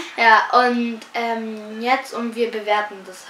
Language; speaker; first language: German; early bilingual, other home language; Arabic